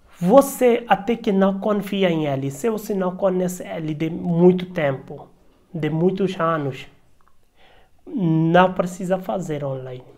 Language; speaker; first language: Portuguese; non-native, learner; Hindi